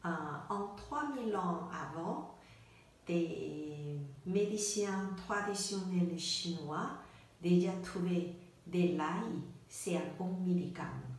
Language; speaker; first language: French; non-native, learner; Chinese